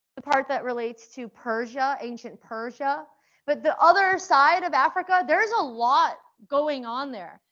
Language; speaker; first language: English; early bilingual, other home language; Persian